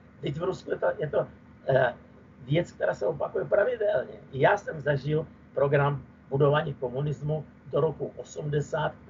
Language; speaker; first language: Czech; non-native, fluent; Russian